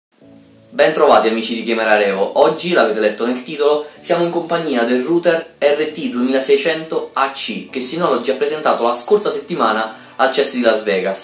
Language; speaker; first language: Italian; native; Italian